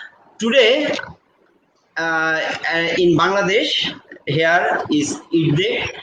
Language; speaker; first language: English; non-native, local second language; Bangla